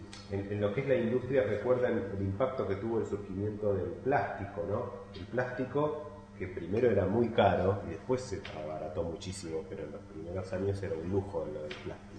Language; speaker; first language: Spanish; native; Spanish